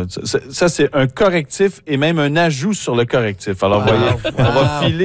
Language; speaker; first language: French; native; French